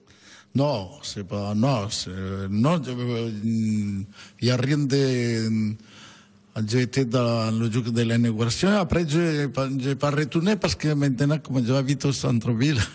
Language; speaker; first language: French; non-native, fluent; Spanish